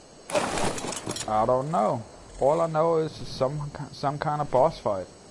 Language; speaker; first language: English; non-native, fluent; Danish